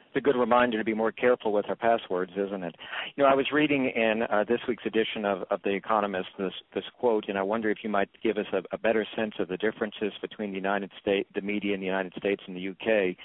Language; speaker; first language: English; native; English